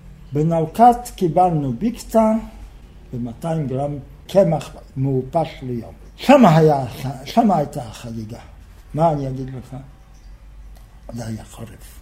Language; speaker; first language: Hebrew; non-native, fluent; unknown